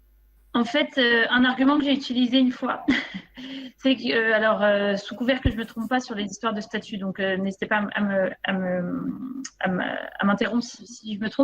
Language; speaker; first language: French; native; French